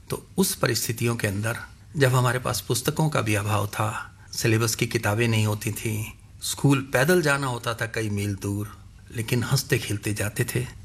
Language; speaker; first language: Hindi; non-native, local second language; Punjabi